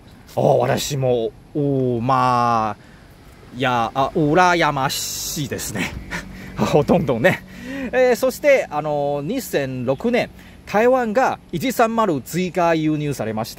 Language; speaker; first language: Japanese; non-native, learner; Chinese